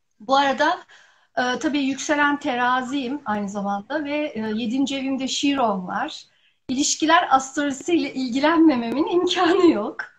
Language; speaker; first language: Turkish; early bilingual, heritage; Turkish